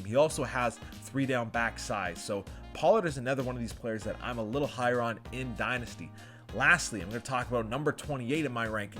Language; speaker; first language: English; native; English